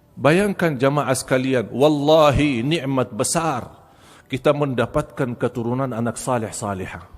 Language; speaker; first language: Malay; non-native, fluent; Arabic